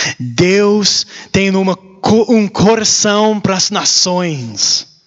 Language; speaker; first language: Portuguese; non-native, learner; English